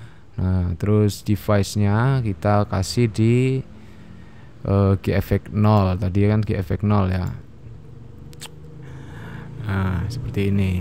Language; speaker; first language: Indonesian; native; Indonesian